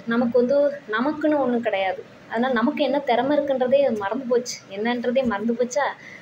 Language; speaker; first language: Tamil; native; Tamil